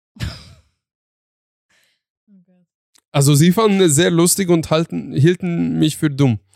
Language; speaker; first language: German; early bilingual, other home language; Turkish